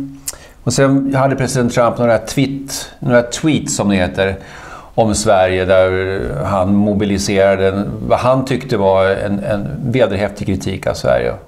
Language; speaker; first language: Swedish; native; Swedish